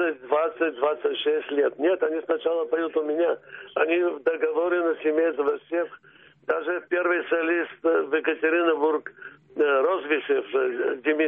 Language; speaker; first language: Russian; early bilingual, heritage; Russian